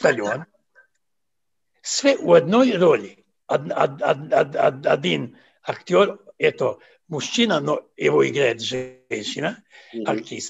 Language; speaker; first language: Russian; non-native, fluent; Serbian